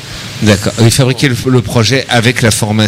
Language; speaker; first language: French; native; French